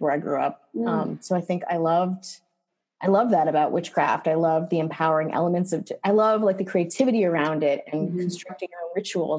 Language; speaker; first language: English; native; English